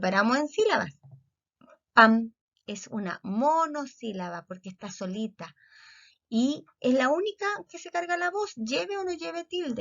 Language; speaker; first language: Spanish; native; Spanish